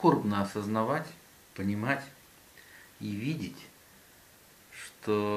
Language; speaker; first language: Russian; native; Russian